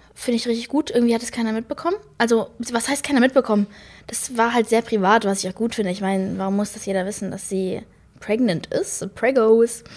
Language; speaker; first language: German; native; German